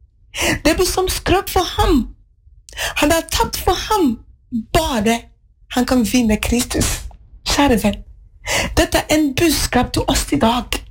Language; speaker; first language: Norwegian; non-native, learner; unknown